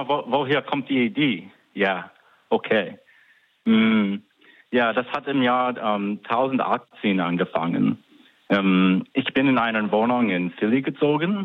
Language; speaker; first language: German; non-native, fluent; English